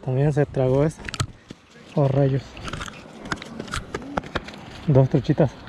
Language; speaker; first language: Spanish; native; Spanish